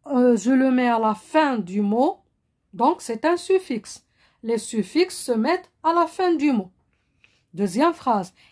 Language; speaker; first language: French; non-native, local second language; Arabic